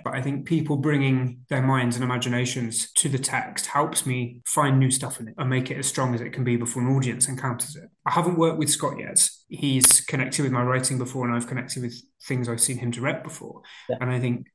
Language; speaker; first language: English; native; English